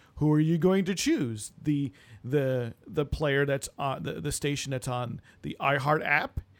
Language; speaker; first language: English; native; English